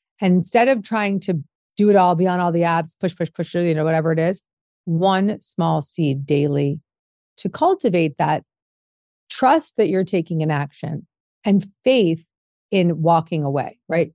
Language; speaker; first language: English; native; English